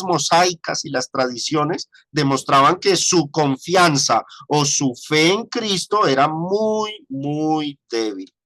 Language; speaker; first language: Spanish; native; Spanish